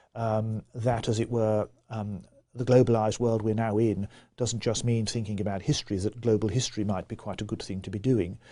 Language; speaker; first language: English; native; English